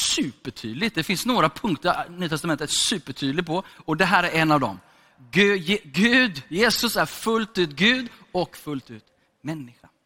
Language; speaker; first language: Swedish; native; Swedish